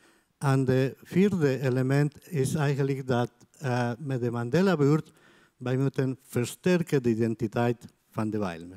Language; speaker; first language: Dutch; non-native, fluent; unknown